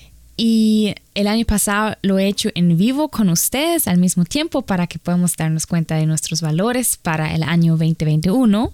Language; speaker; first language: Spanish; non-native, fluent; German